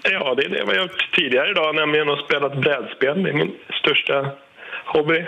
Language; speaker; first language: Swedish; native; Swedish